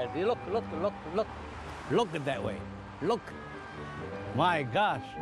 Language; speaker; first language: English; non-native, local second language; Cantonese